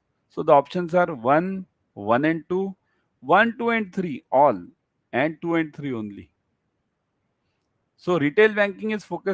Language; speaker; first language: English; non-native, local second language; Hindi